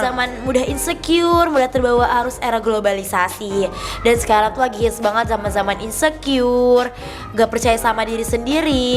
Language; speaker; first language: Indonesian; native; Indonesian